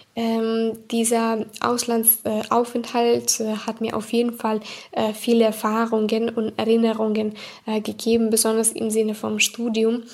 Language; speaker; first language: German; non-native, fluent; Serbian